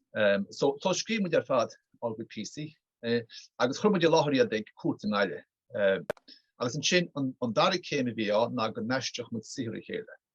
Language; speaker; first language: Irish; native; Irish